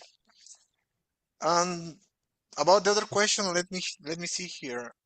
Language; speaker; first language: English; non-native, fluent; Portuguese